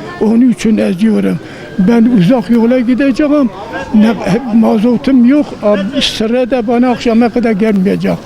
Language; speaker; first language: Turkish; native; Turkish